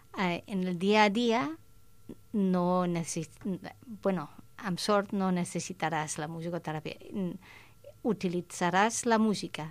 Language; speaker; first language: Catalan; non-native, fluent; English